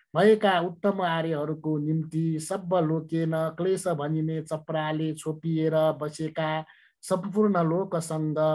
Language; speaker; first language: Nepali; non-native, local second language; Newari